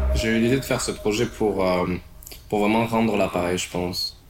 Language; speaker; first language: French; native; French